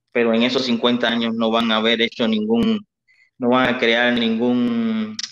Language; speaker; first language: Spanish; native; Spanish